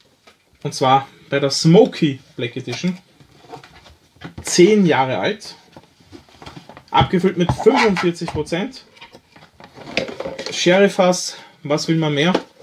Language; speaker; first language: German; native; German